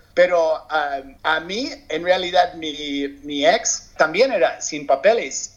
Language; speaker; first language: Spanish; non-native, learner; English